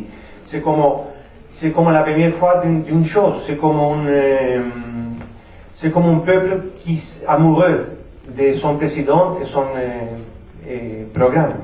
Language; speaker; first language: French; non-native, fluent; Spanish